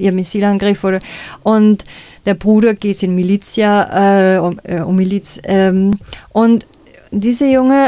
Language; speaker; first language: German; non-native, fluent; Danish